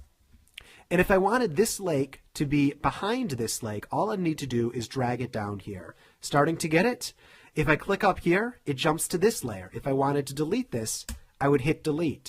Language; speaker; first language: English; native; English